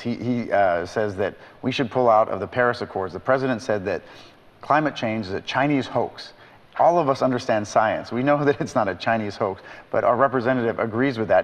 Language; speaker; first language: English; native; English